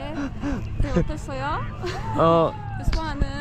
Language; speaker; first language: Korean; non-native, learner; Persian